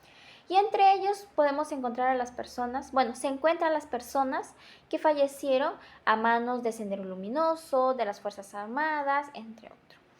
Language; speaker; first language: Spanish; native; Spanish